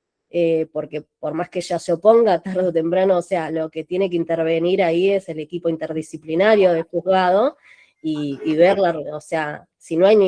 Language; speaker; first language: Spanish; native; Spanish